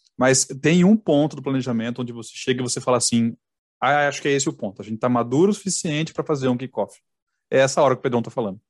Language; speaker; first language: Portuguese; native; Portuguese